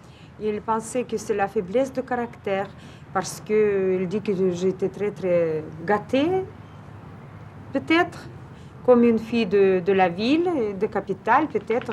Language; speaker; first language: French; non-native, fluent; Russian